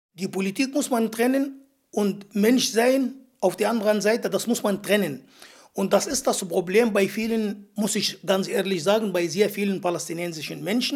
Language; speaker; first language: German; early bilingual, other home language; Arabic